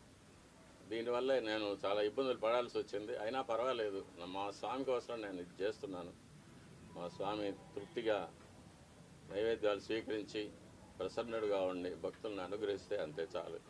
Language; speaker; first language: Telugu; native; Telugu